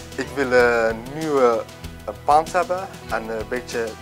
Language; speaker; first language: Dutch; non-native, learner; Turkish